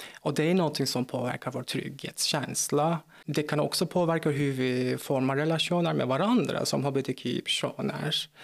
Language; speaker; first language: Swedish; non-native, fluent; Turkish